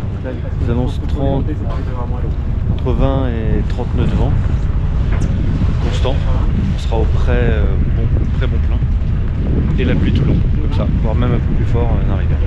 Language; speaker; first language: French; native; French